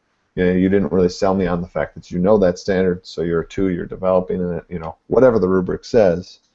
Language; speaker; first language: English; native; English